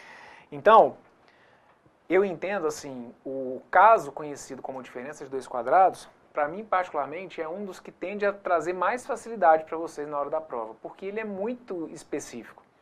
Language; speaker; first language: Portuguese; native; Portuguese